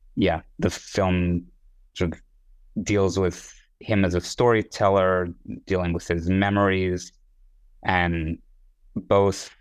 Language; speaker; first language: English; non-native, fluent; Hebrew